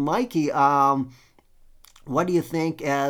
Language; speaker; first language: English; native; English